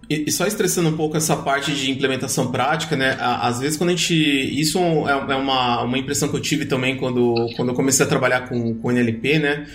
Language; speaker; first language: Portuguese; native; Portuguese